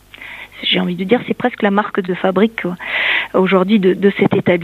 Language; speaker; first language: French; native; French